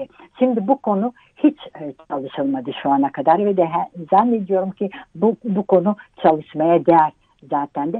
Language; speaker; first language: Turkish; early bilingual, heritage; Turkish